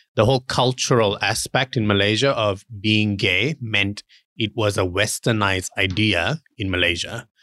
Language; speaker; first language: English; non-native, local second language; Tamil